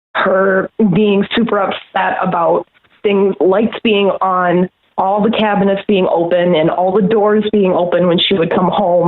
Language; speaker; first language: English; native; English